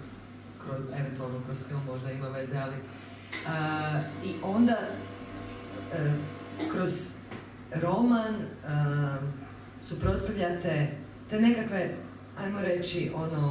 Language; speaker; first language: Croatian; native; Croatian